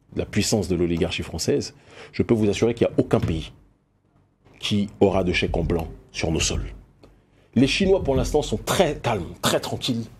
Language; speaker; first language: French; native; French